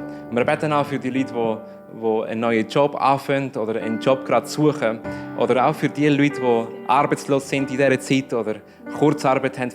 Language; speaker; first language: German; native; German